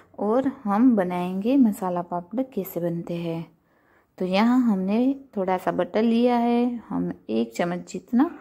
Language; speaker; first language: Hindi; non-native, local second language; Gujarati